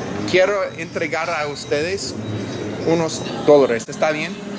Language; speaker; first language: Spanish; non-native, learner; English